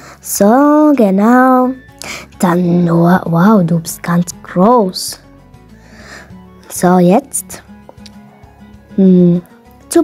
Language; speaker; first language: German; non-native, learner; Arabic